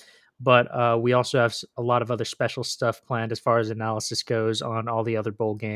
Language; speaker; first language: English; native; English